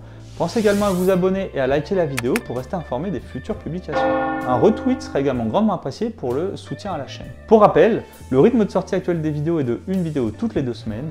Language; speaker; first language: French; native; French